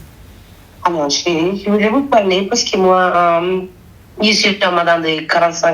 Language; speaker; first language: French; non-native, fluent; Spanish